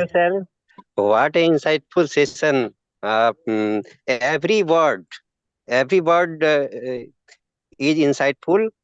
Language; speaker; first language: English; non-native, learner; Hindi